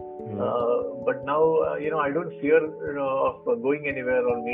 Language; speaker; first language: English; non-native, local second language; Malayalam